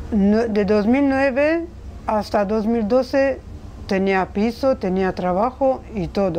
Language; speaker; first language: Spanish; non-native, learner; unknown